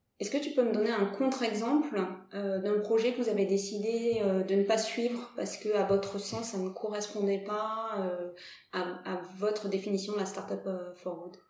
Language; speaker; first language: French; native; French